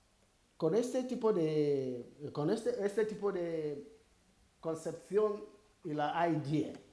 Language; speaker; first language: Spanish; non-native, fluent; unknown